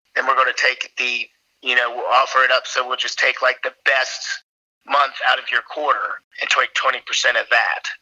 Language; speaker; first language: English; native; English